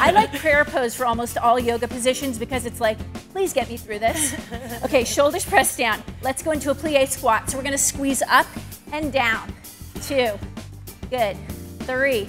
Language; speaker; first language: English; native; English